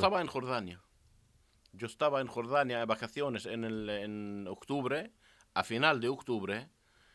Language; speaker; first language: Spanish; non-native, learner; Arabic